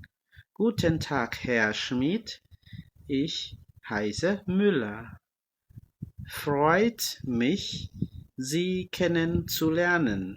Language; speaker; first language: German; non-native, fluent; Khmer